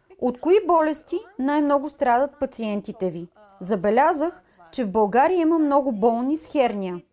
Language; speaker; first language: Bulgarian; native; Bulgarian